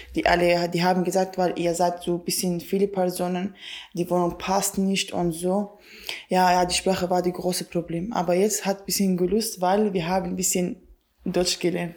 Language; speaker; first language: German; non-native, learner; Kurdish